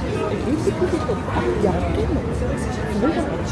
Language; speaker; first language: Japanese; native; Japanese